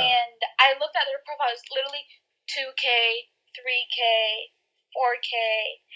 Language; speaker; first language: English; early bilingual, other home language; Spanish